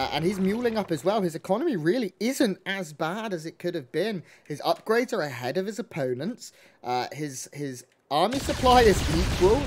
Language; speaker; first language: English; native; English